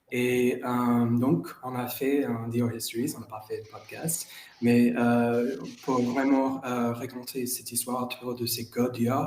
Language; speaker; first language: French; non-native, fluent; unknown